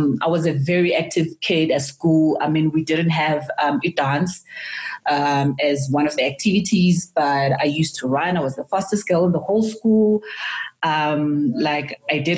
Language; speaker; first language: English; non-native, local second language; Zulu